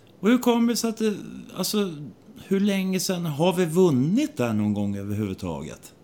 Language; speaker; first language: Swedish; native; Swedish